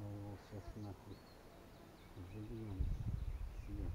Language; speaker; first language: Russian; native; Russian